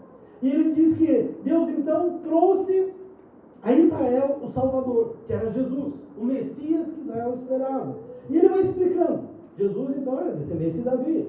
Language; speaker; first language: Portuguese; native; Portuguese